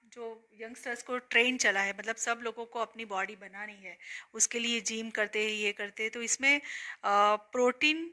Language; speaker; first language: Hindi; non-native, local second language; Gujarati